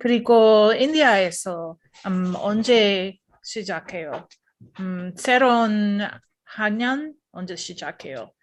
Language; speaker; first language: Korean; non-native, learner; English